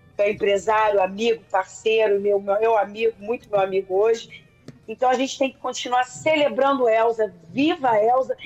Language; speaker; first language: Portuguese; native; Portuguese